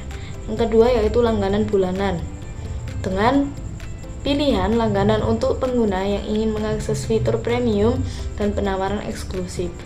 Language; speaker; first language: Indonesian; native; Indonesian